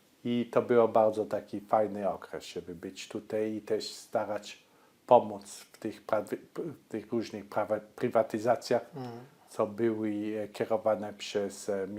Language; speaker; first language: Polish; early bilingual, heritage; Polish